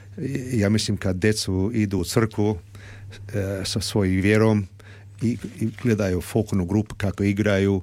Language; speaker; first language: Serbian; early bilingual, heritage; Serbian